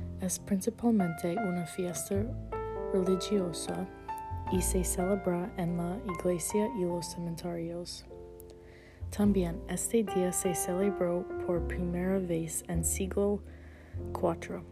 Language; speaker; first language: Spanish; non-native, learner; English